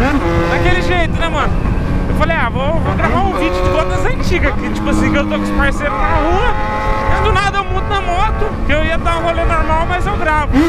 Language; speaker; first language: Portuguese; native; Portuguese